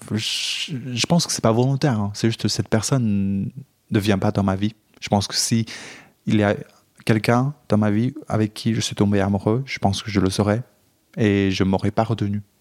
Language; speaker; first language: French; non-native, fluent; Chinese